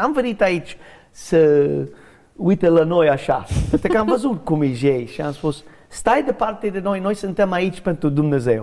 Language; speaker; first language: Romanian; non-native, learner; English